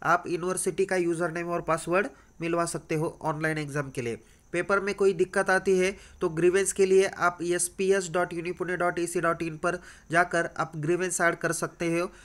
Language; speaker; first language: Hindi; non-native, local second language; Marathi